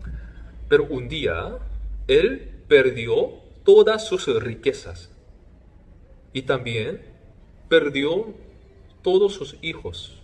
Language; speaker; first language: Spanish; non-native, fluent; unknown